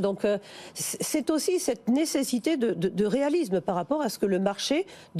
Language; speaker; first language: French; native; French